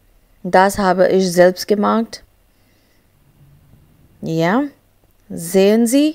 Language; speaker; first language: German; non-native, learner; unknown